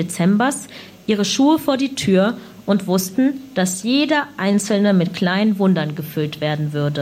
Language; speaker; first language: German; early bilingual, other home language; Punjabi